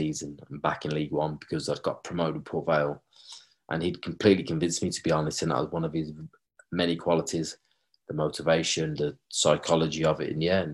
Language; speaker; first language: English; native; English